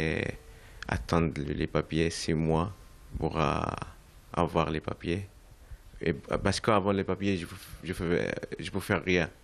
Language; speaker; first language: French; non-native, learner; Arabic